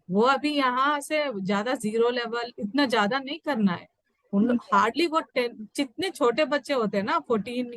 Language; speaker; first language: Hindi; native; Hindi